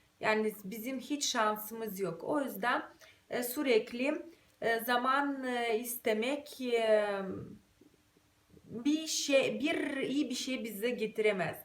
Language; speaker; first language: Turkish; non-native, fluent; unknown